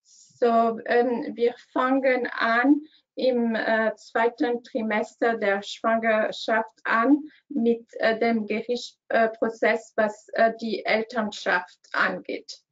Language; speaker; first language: German; non-native, learner; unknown